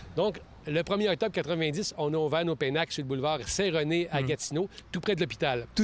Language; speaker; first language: French; native; French